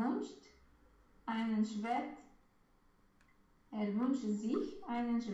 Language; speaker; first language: German; non-native, learner; Romanian